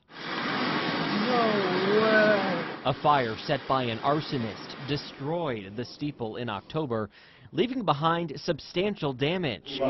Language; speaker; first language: English; native; English